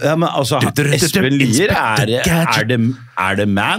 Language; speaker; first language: Norwegian; native; Norwegian